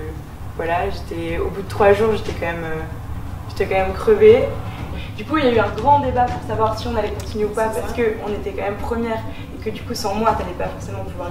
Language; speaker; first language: French; native; French